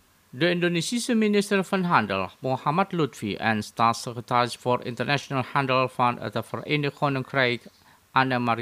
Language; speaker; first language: Dutch; non-native, fluent; Indonesian